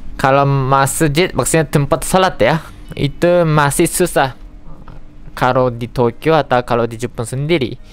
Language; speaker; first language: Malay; non-native, fluent; Japanese